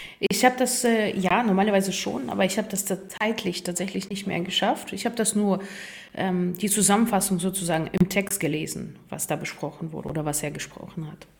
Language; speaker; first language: German; non-native, fluent; Russian